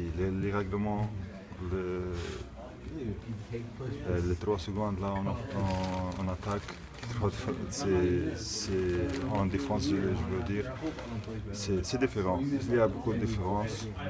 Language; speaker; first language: French; non-native, local second language; Arabic